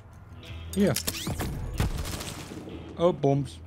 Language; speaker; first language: German; native; German